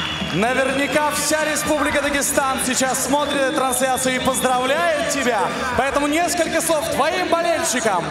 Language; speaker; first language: Russian; native; Russian